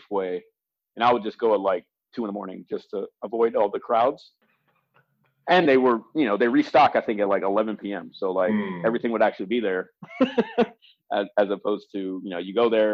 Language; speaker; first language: English; native; English